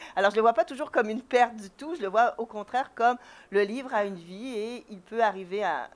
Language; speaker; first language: French; native; French